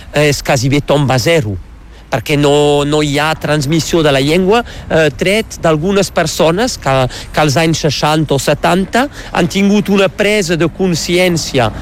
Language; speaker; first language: Catalan; non-native, local second language; French